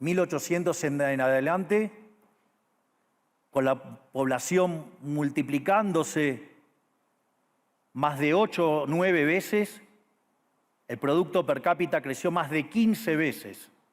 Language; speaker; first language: Spanish; native; Spanish